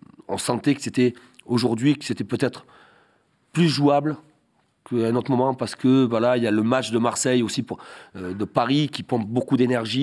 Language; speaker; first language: French; native; French